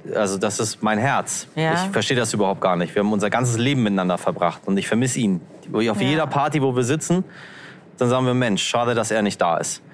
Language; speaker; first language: German; native; German